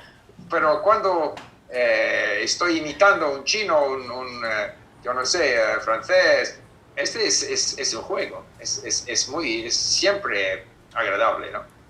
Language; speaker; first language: Spanish; non-native, fluent; English